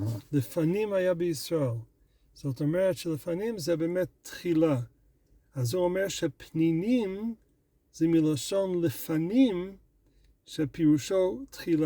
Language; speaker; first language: Hebrew; non-native, fluent; English